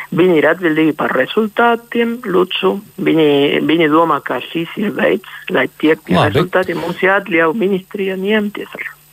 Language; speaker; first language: Latvian; non-native, fluent; Spanish